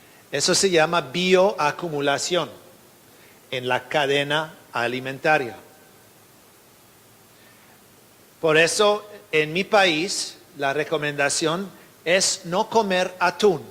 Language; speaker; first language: Spanish; non-native, fluent; English